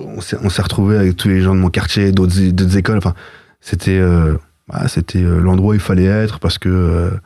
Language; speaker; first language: French; native; French